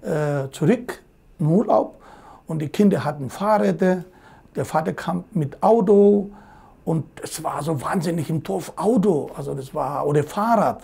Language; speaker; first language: German; non-native, fluent; Greek